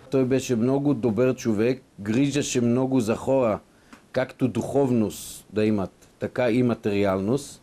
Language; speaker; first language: Bulgarian; non-native, fluent; Hebrew